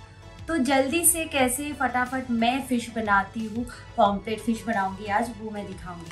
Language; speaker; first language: Hindi; non-native, local second language; Bangla